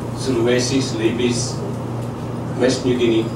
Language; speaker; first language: English; native; English